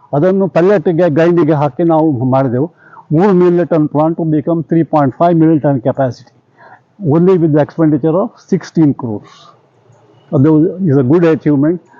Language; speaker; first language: Kannada; native; Kannada